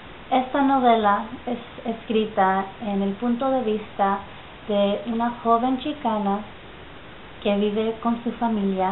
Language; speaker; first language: Spanish; early bilingual, heritage; Spanish